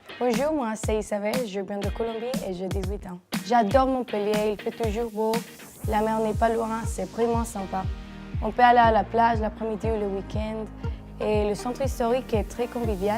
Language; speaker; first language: French; non-native, fluent; Spanish